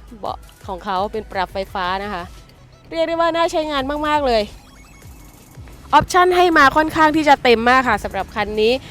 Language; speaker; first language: Thai; native; Thai